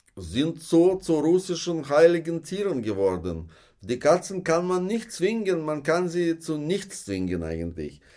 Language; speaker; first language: German; non-native, fluent; Russian